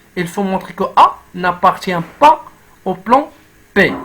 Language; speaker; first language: French; non-native, local second language; Arabic